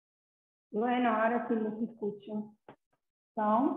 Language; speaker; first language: Spanish; non-native, fluent; Portuguese